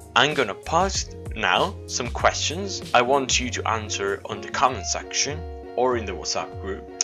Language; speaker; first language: English; non-native, fluent; Italian